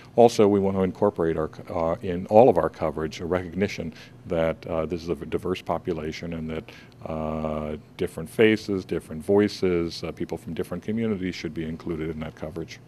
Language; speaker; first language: English; native; English